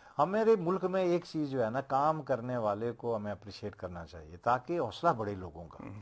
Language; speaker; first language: Urdu; non-native, local second language; Punjabi